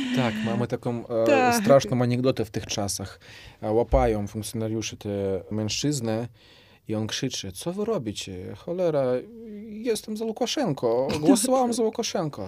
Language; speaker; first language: Polish; non-native, fluent; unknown